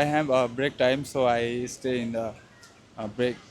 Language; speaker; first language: English; non-native, learner; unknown